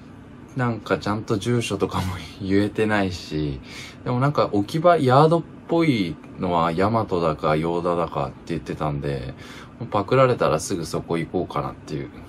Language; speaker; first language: Japanese; native; Japanese